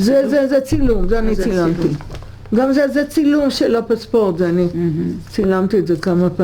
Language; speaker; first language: Hebrew; early bilingual, other home language; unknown